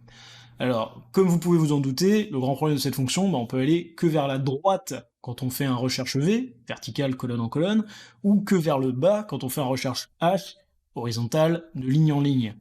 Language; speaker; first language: French; native; French